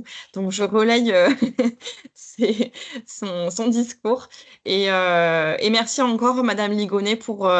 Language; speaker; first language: French; native; French